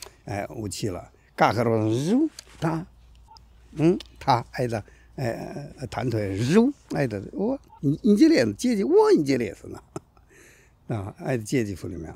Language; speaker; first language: Russian; non-native, learner; Chinese